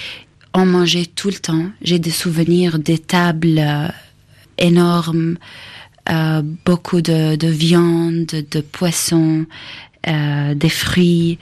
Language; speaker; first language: French; non-native, fluent; Arabic